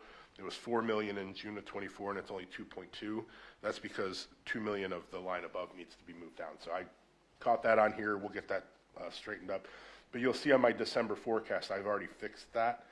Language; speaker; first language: English; native; English